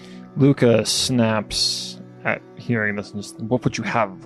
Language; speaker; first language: English; native; English